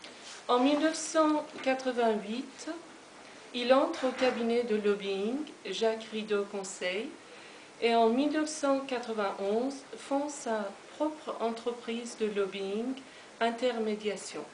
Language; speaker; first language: French; non-native, fluent; Persian